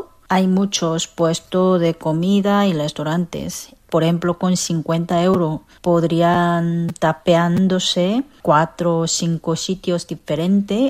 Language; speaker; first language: Spanish; non-native, learner; Korean